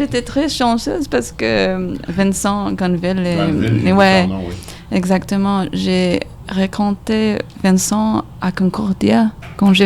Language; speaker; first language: French; non-native, learner; English